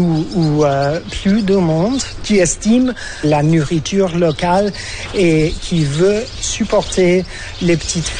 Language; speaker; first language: French; non-native, fluent; English